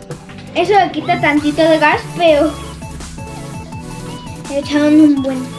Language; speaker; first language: Spanish; native; Spanish